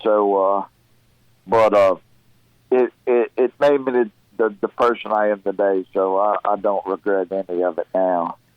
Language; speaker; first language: English; native; English